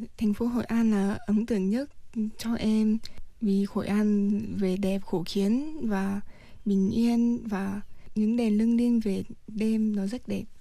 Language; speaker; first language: Vietnamese; early bilingual, heritage; Vietnamese